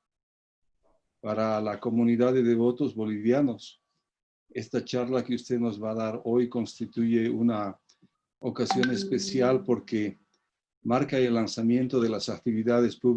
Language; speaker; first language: Spanish; native; Spanish